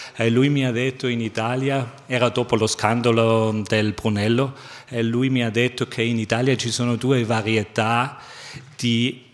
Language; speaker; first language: Italian; non-native, fluent; German